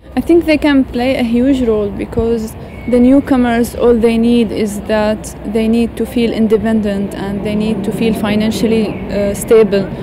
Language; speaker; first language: English; non-native, fluent; Arabic